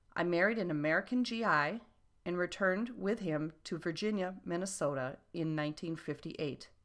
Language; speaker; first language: English; non-native, fluent; French